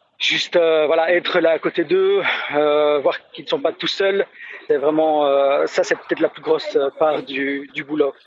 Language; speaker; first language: French; native; French